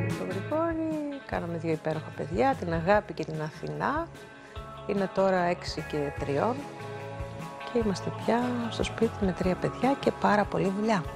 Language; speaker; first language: Greek; native; Greek